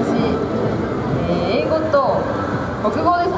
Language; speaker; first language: Japanese; native; Japanese